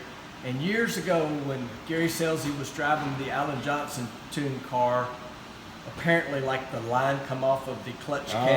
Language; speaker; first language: English; native; English